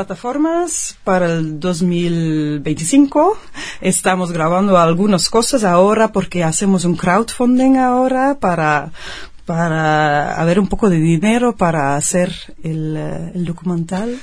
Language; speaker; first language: Spanish; non-native, fluent; Dutch